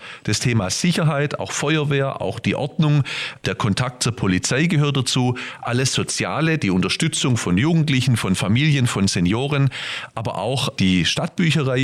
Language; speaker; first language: German; native; German